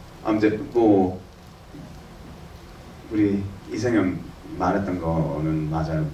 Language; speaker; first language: Korean; early bilingual, heritage; English